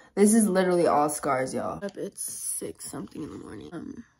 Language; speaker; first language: English; native; English